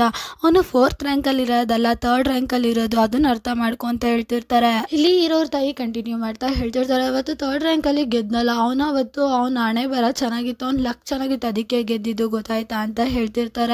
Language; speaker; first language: Kannada; native; Kannada